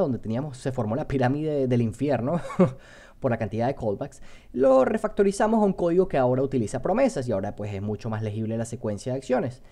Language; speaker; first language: Spanish; native; Spanish